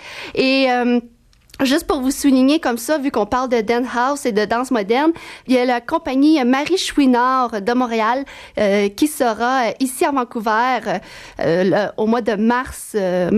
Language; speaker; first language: French; native; French